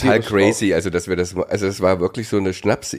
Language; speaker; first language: German; native; German